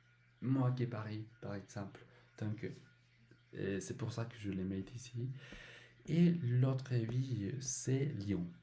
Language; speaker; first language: French; non-native, learner; Spanish